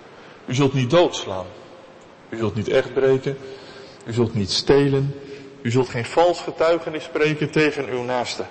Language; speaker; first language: Dutch; native; Dutch